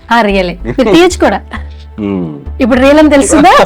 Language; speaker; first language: Telugu; native; Telugu